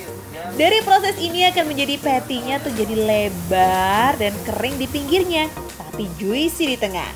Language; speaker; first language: Indonesian; native; Indonesian